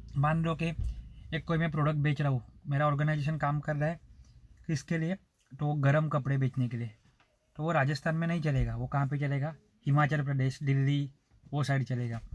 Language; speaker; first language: Hindi; non-native, local second language; Marathi